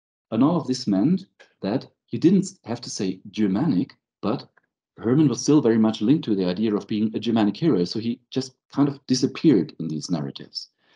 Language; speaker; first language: English; non-native, fluent; German